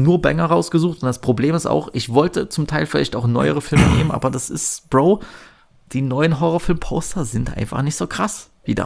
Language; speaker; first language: German; native; German